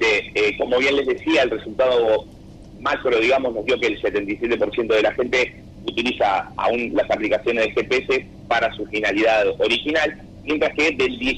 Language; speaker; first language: Spanish; native; Spanish